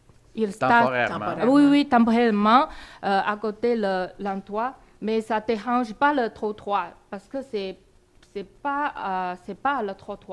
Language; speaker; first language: French; non-native, learner; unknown